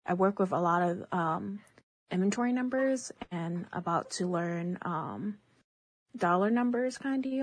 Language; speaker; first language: English; early bilingual, other home language; Chinese